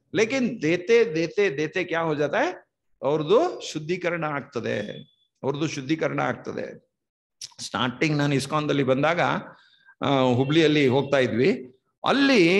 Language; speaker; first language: Hindi; non-native, local second language; Kannada